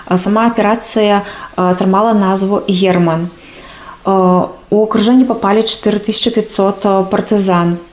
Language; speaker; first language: Belarusian; native; Belarusian